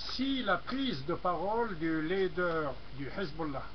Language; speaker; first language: French; non-native, local second language; Arabic